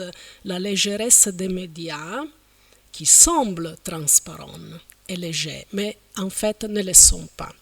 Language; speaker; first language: French; non-native, fluent; Italian